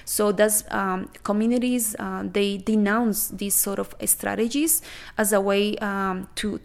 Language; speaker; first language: English; non-native, fluent; Spanish